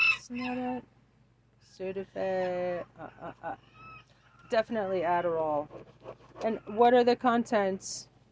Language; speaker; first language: English; native; English